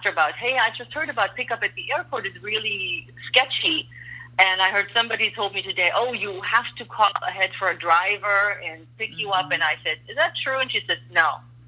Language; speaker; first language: English; non-native, fluent; German